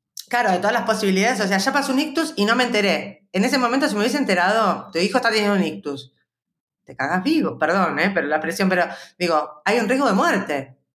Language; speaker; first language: Spanish; native; Spanish